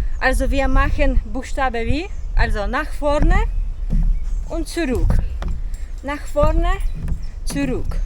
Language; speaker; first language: German; non-native, learner; Ukrainian